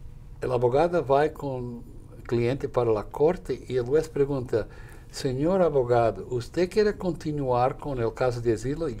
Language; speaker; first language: Spanish; non-native, fluent; Portuguese